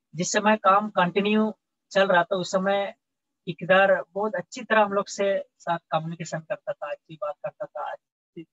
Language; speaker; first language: Hindi; native; Hindi